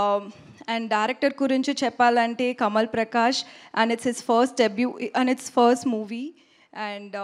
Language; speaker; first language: Telugu; non-native, learner; Tamil